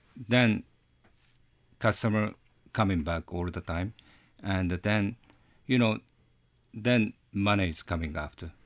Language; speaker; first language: English; non-native, learner; Japanese